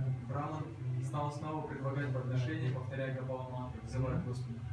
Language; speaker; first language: Russian; native; Russian